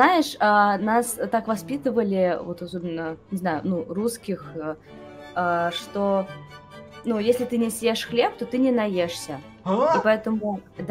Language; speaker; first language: Russian; native; Russian